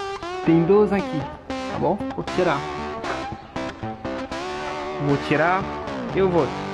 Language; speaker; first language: Portuguese; non-native, learner; French